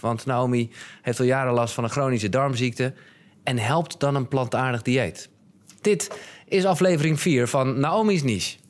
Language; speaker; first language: Dutch; native; Dutch